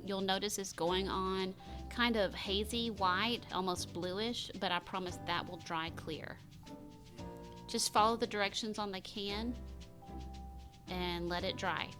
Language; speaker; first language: English; native; English